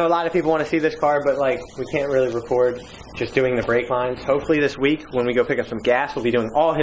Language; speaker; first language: English; native; English